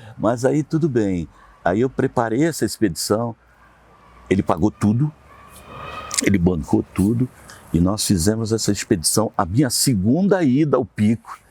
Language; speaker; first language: Portuguese; native; Portuguese